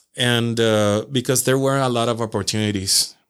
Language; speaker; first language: English; non-native, fluent; Spanish